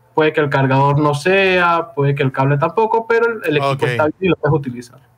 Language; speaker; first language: Spanish; native; Spanish